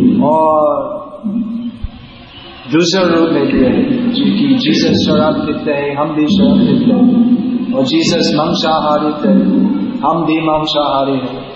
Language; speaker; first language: Hindi; non-native, learner; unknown